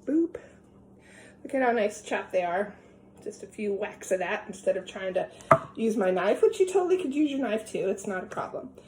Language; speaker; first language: English; native; English